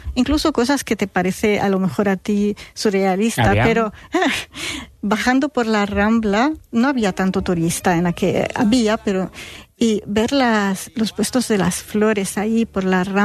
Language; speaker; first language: Spanish; non-native, fluent; Arabic